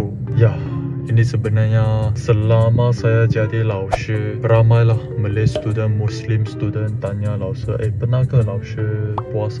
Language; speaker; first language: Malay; non-native, local second language; Chinese